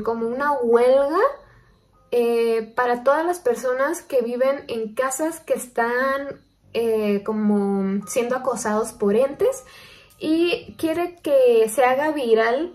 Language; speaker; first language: Spanish; native; Spanish